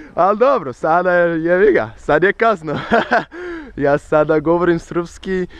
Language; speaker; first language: Serbian; non-native, fluent; Portuguese